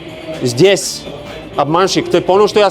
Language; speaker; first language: Russian; non-native, learner; Bulgarian